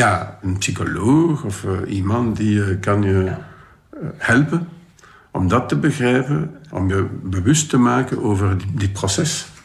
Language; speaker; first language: Dutch; non-native, local second language; French